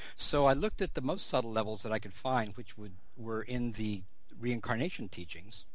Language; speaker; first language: English; native; English